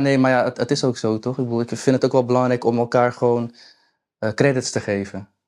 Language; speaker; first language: Dutch; native; Dutch